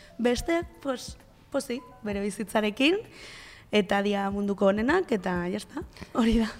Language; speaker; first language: Basque; non-native, local second language; Spanish